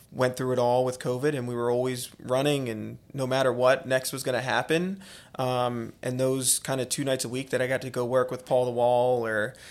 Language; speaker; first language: English; native; English